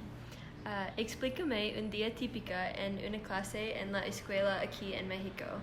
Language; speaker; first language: Spanish; non-native, learner; English